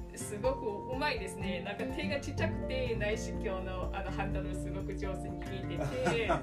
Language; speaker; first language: Japanese; non-native, fluent; Chinese